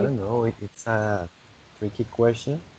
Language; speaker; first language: English; non-native, fluent; Spanish